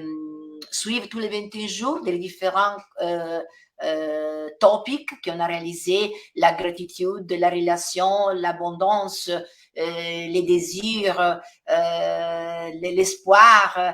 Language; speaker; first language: French; non-native, fluent; Italian